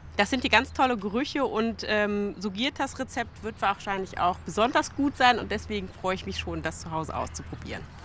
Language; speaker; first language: German; native; German